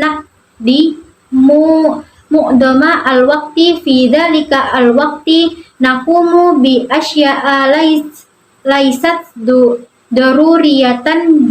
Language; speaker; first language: Arabic; non-native, learner; Indonesian